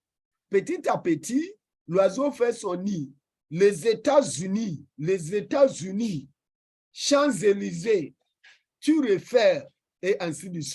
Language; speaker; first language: French; non-native, fluent; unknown